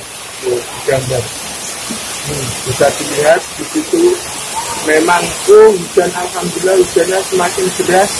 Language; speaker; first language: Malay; non-native, local second language; Javanese